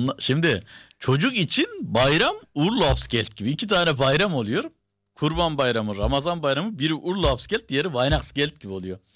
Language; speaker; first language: Turkish; native; Turkish